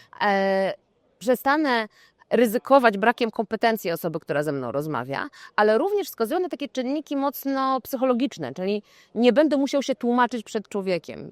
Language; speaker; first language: Polish; native; Polish